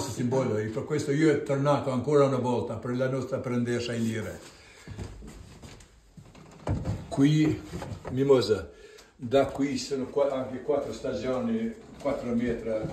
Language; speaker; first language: Italian; non-native, learner; Albanian